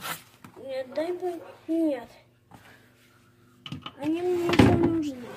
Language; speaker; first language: Russian; native; Russian